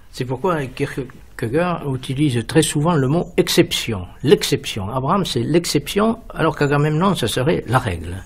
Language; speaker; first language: French; native; French